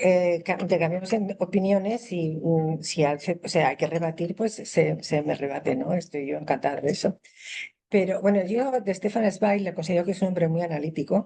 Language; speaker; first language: Spanish; native; Spanish